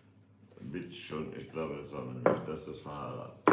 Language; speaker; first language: German; non-native, learner; Kurdish